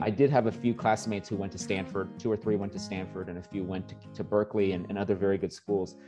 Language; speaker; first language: English; early bilingual, other home language; Chinese